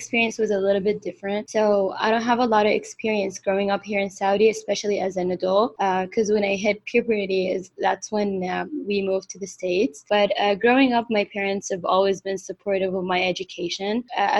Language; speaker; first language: English; non-native, fluent; Arabic